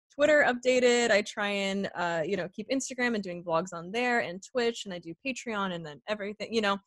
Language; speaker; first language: English; native; English